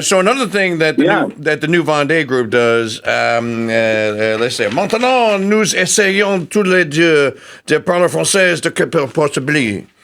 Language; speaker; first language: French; non-native, learner; English